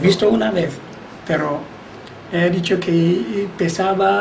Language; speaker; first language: Spanish; non-native, learner; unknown